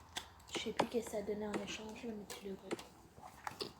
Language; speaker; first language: French; native; French